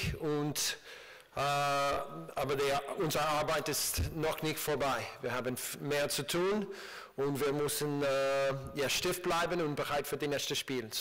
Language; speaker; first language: German; non-native, learner; English